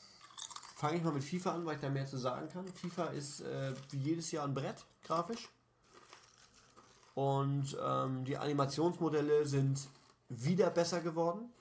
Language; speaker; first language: German; native; German